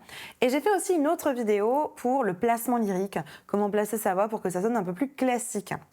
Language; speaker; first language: French; native; French